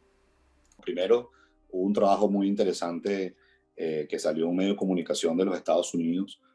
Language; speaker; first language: Spanish; native; Spanish